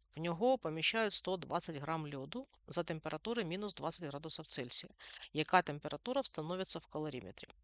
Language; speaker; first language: Ukrainian; non-native, local second language; Russian